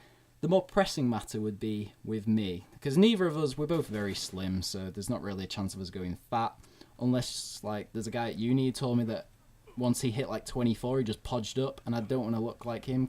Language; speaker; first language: English; native; English